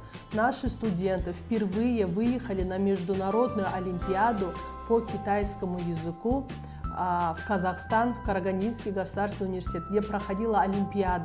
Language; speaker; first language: Russian; non-native, local second language; Kyrgyz